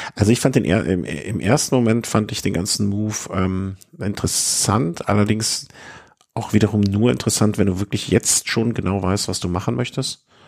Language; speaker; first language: German; native; German